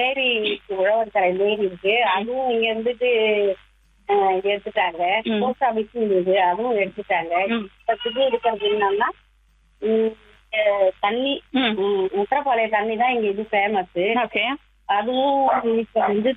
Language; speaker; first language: Tamil; native; Tamil